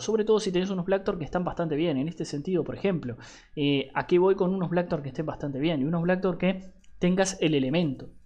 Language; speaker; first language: Spanish; native; Spanish